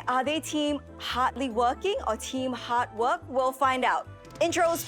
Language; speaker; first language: English; native; English